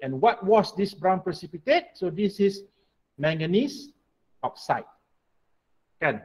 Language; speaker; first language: English; non-native, local second language; Malay